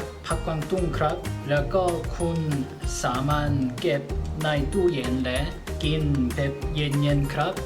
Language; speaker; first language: Thai; non-native, learner; Korean